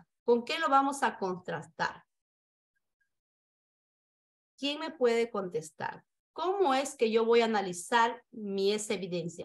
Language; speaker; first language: Spanish; native; Spanish